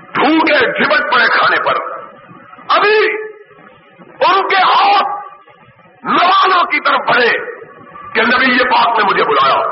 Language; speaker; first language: Urdu; non-native, local second language; Punjabi